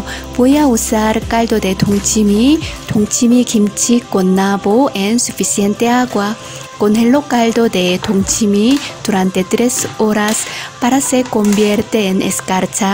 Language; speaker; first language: Spanish; non-native, learner; Korean